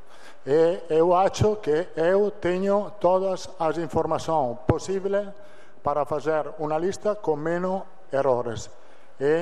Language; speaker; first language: Portuguese; non-native, fluent; Italian